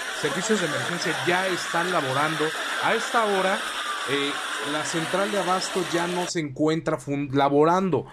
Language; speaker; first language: Spanish; native; Spanish